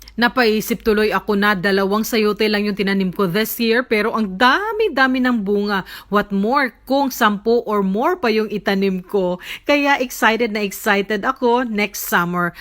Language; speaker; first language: Filipino; native; Filipino